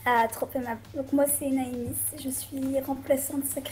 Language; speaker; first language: French; native; French